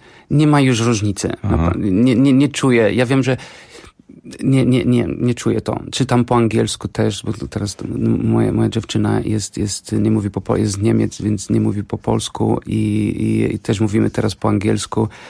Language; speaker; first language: Polish; non-native, fluent; Portuguese